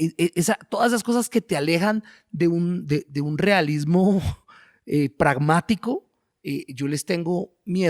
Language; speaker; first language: Spanish; native; Spanish